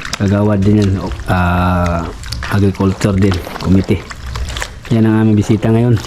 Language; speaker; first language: Filipino; non-native, local second language; Cebuano